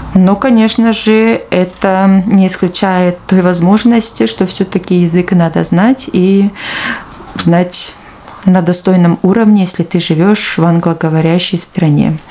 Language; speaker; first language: Russian; native; Russian